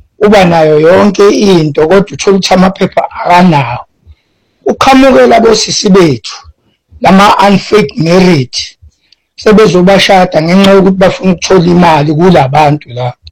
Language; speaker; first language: Zulu; native; Zulu